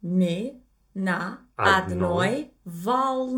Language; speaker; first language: Russian; non-native, learner; English